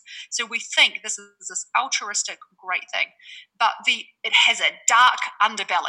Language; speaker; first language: English; native; English